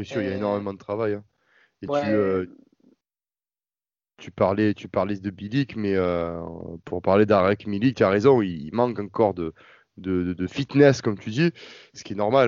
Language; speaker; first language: French; native; French